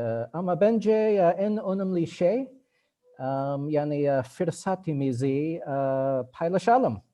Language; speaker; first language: Turkish; non-native, learner; English